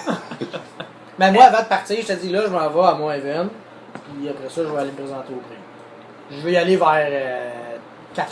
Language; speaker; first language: French; native; French